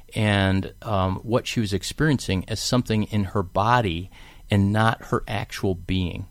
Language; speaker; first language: English; native; English